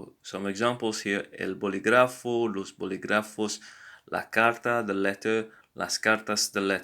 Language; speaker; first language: Spanish; non-native, learner; English